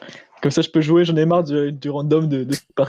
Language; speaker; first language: French; native; French